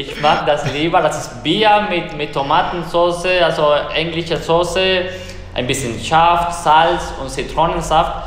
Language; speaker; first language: German; non-native, fluent; Spanish